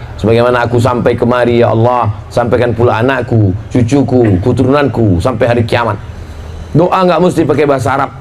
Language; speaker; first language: Indonesian; native; Indonesian